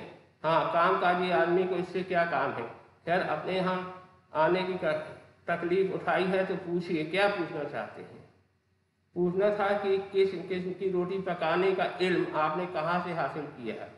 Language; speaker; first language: Hindi; native; Hindi